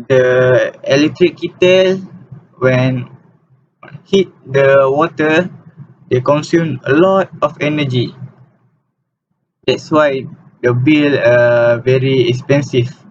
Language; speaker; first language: English; non-native, local second language; Malay